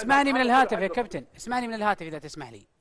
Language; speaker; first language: Arabic; native; Arabic